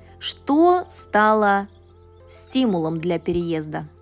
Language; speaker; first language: Russian; native; Russian